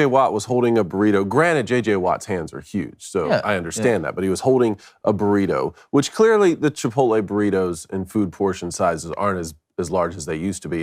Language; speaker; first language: English; native; English